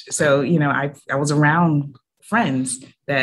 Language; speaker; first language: English; native; English